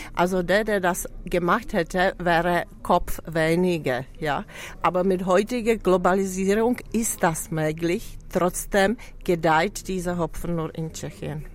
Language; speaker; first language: German; non-native, fluent; Czech